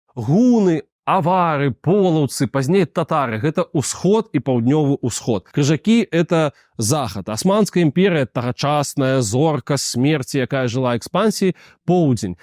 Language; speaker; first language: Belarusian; non-native, local second language; Russian